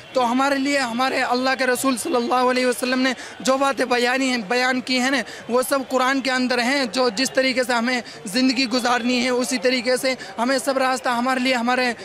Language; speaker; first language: Hindi; native; Hindi